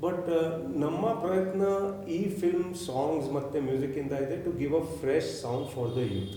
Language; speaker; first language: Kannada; non-native, learner; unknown